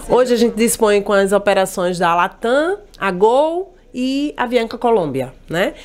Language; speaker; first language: Portuguese; native; Portuguese